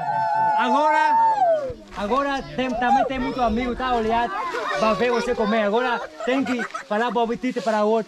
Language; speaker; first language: Portuguese; non-native, learner; Vietnamese